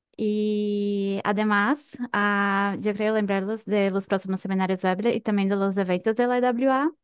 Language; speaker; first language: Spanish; non-native, fluent; Portuguese